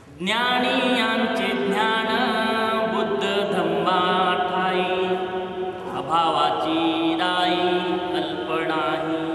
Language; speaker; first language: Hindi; non-native, local second language; Marathi